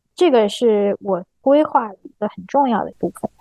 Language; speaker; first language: Chinese; native; Chinese